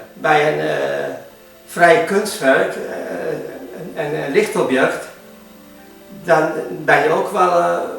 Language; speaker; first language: Dutch; non-native, fluent; Hungarian